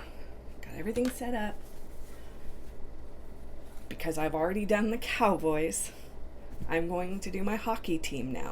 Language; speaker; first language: English; native; English